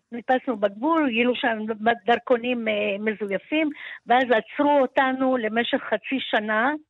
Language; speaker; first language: Hebrew; early bilingual, other home language; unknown